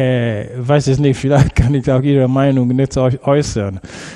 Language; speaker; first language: German; non-native, fluent; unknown